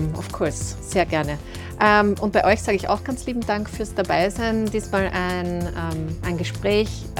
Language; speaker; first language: German; native; German